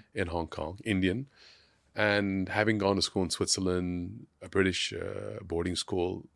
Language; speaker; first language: English; non-native, local second language; Sindhi